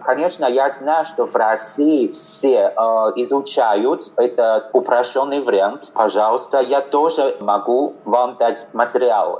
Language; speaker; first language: Russian; non-native, fluent; Chinese